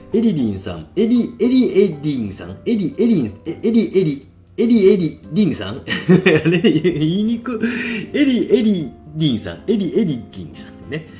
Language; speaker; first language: Japanese; native; Japanese